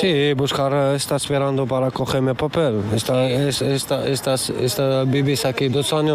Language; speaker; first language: Spanish; non-native, learner; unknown